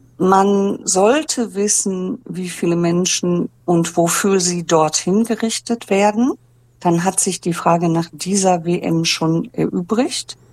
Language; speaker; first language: German; native; German